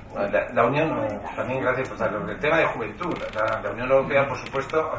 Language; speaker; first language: Spanish; native; Spanish